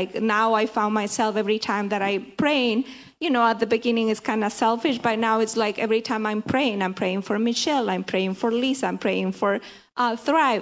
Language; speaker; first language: English; non-native, fluent; Spanish